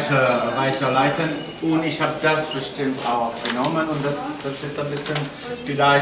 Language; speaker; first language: German; non-native, fluent; French